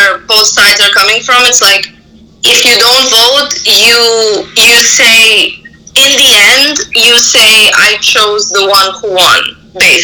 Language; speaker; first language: English; non-native, fluent; Serbian